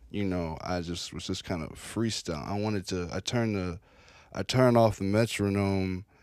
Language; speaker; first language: English; native; English